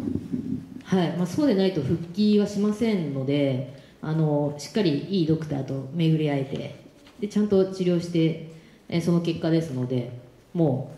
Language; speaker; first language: Japanese; native; Japanese